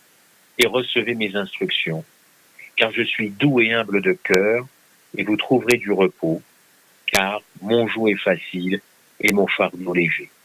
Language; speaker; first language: French; native; French